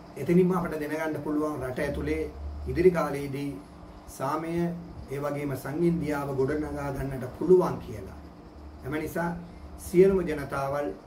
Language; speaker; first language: Sinhala; non-native, local second language; Tamil